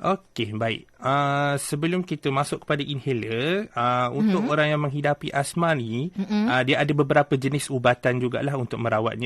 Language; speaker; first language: Malay; native; Malay